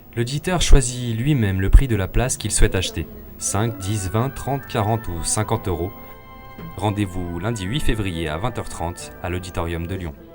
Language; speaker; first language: French; native; French